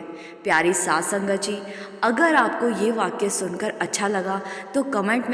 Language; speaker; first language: Hindi; native; Hindi